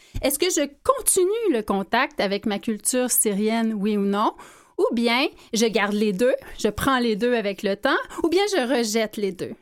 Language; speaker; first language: French; native; French